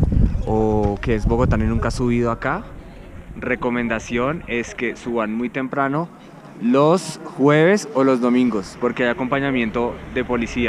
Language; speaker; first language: Spanish; native; Spanish